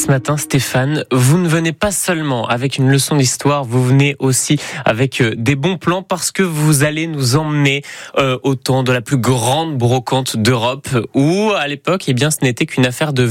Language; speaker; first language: French; native; French